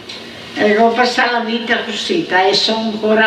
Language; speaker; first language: Italian; early bilingual, heritage; Venetian